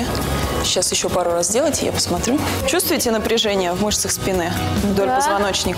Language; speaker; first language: Russian; native; Russian